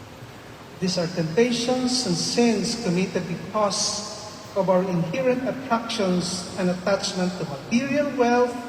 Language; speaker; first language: English; non-native, local second language; Filipino